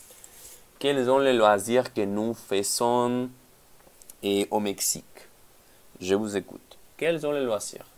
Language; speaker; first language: French; non-native, fluent; Spanish